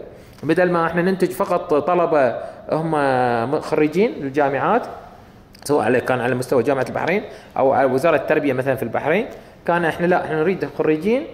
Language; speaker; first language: Arabic; native; Arabic